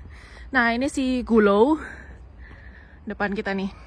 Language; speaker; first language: Indonesian; native; Indonesian